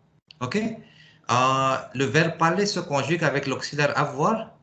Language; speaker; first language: French; non-native, fluent; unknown